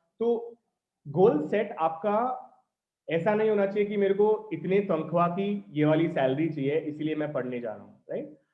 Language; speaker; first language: Hindi; non-native, local second language; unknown